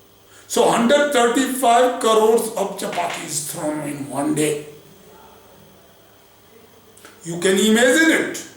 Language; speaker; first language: English; non-native, local second language; Hindi